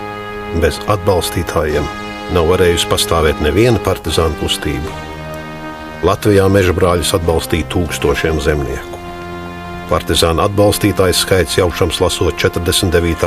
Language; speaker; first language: Latvian; native; Latvian